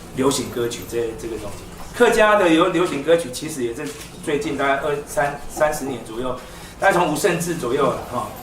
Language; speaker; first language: Chinese; non-native, local second language; Min Nan Chinese